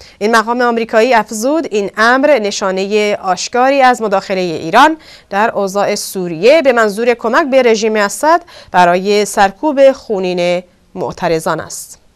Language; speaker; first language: Persian; non-native, local second language; Kurdish